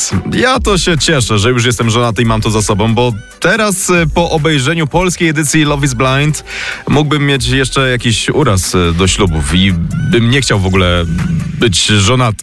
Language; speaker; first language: Polish; native; Polish